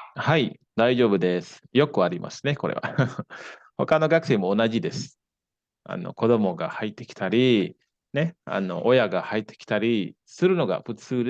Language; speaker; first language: Japanese; non-native, fluent; Indonesian